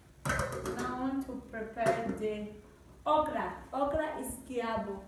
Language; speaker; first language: English; non-native, learner; Portuguese